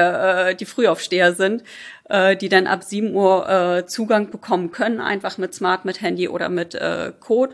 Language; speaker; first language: German; native; German